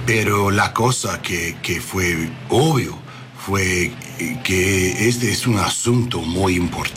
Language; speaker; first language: Spanish; non-native, learner; English